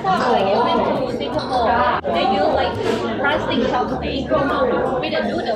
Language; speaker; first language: English; non-native, learner; Thai